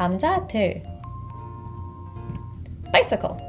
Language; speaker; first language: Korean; non-native, fluent; English